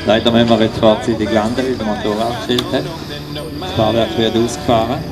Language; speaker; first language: German; native; German